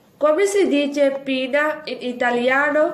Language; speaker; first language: Italian; non-native, fluent; Urdu